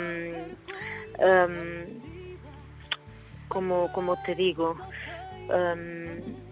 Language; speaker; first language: Spanish; non-native, learner; Portuguese